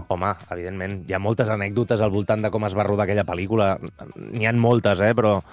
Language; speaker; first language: Catalan; native; Catalan